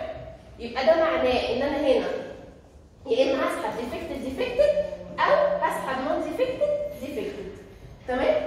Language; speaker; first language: Arabic; native; Arabic